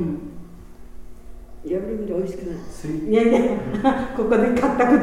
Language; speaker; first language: Japanese; non-native, learner; English